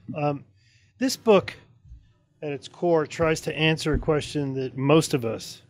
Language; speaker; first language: English; native; English